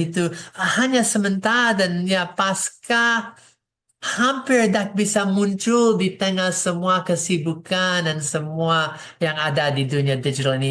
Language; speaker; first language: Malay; non-native, fluent; English